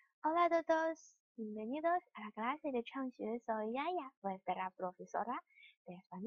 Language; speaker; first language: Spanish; non-native, fluent; Chinese